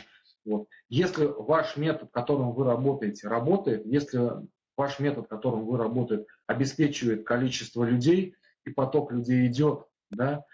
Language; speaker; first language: Russian; native; Russian